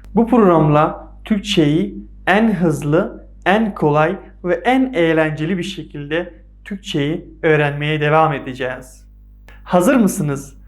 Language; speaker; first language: Turkish; non-native, fluent; Persian